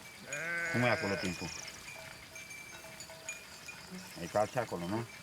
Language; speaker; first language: Italian; non-native, learner; Romanian